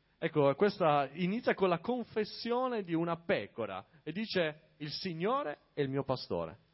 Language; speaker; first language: Italian; native; Italian